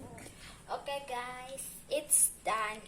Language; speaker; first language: English; non-native, learner; Indonesian